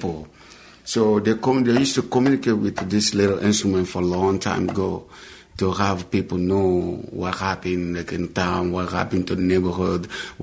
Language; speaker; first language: English; non-native, learner; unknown